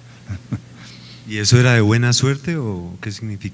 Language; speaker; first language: Spanish; native; Spanish